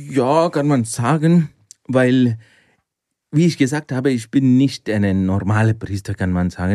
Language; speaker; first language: German; non-native, fluent; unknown